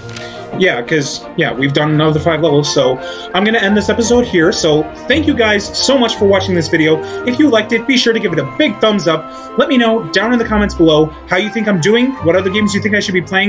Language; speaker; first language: English; native; English